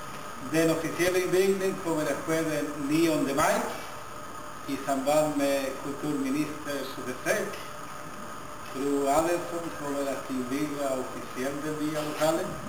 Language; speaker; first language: Swedish; non-native, fluent; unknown